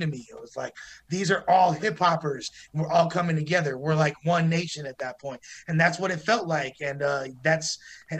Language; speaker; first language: English; native; English